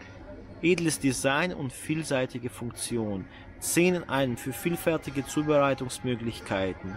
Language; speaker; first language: German; native; German